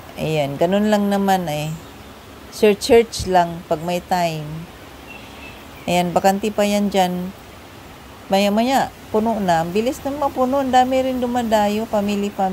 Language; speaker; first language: Filipino; non-native, local second language; Cebuano